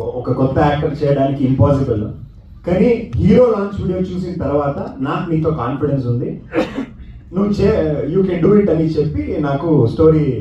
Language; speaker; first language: Telugu; non-native, learner; Kannada